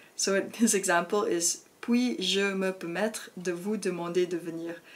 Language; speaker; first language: French; non-native, fluent; English